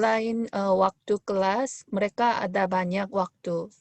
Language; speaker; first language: Indonesian; non-native, fluent; Korean